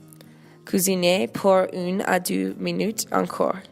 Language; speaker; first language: French; non-native, learner; English